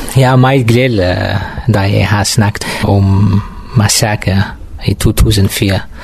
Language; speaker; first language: Danish; non-native, learner; Kurdish